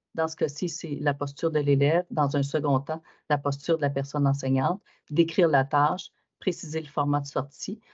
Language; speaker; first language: French; native; French